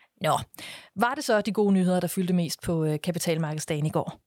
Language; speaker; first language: Danish; native; Danish